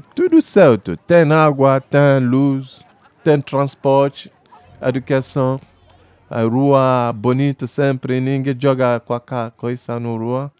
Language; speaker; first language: Portuguese; non-native, learner; Igbo